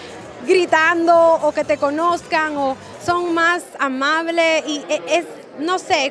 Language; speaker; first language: Spanish; early bilingual, heritage; Spanish